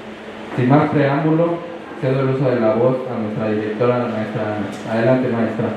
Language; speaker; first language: Spanish; native; Spanish